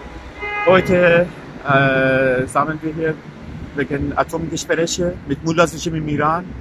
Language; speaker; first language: German; non-native, fluent; Persian